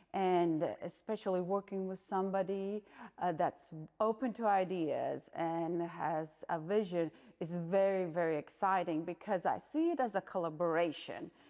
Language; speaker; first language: English; non-native, fluent; Latvian